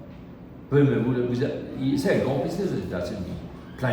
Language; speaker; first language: French; non-native, learner; German